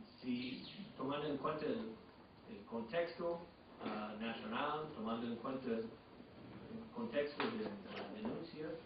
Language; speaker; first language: Spanish; non-native, fluent; English